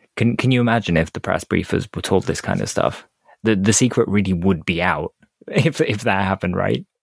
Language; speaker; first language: English; native; English